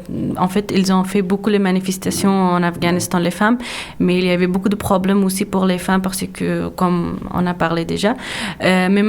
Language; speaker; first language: French; non-native, learner; Persian